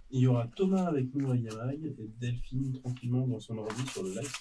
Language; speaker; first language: French; native; French